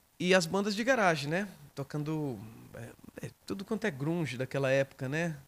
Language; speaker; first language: Portuguese; native; Portuguese